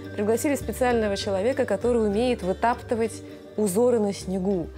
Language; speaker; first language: Russian; non-native, local second language; Tatar